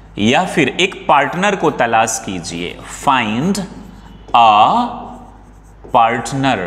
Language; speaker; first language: Hindi; non-native, local second language; Maithili